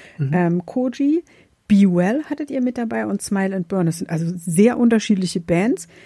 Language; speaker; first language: German; native; German